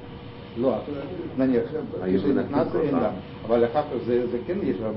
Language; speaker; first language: Hebrew; non-native, fluent; Russian